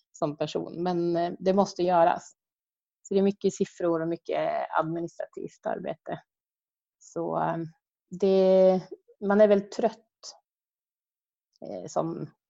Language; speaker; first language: Swedish; native; Swedish